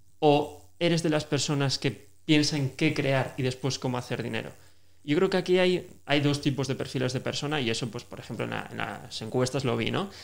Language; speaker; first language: Spanish; native; Spanish